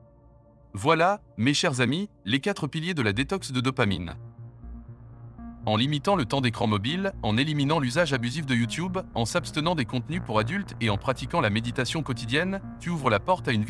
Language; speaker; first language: French; native; French